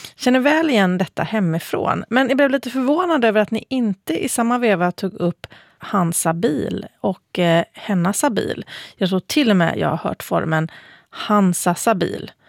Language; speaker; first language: Swedish; native; Swedish